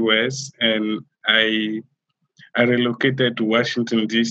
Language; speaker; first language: English; non-native, local second language; French